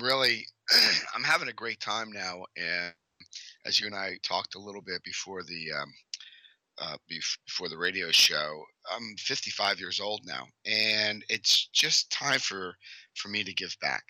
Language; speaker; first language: English; native; English